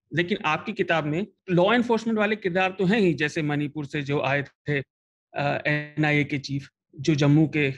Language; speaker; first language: Hindi; native; Hindi